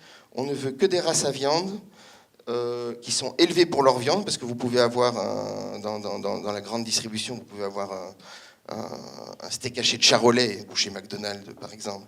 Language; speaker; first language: French; native; French